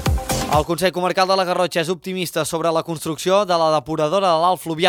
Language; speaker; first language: Catalan; native; Catalan